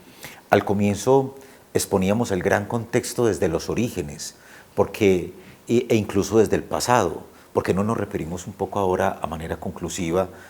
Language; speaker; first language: Spanish; native; Spanish